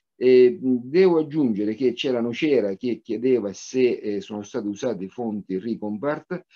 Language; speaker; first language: Italian; native; Italian